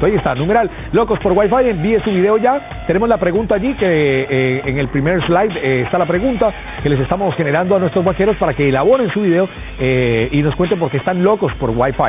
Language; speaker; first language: Spanish; native; Spanish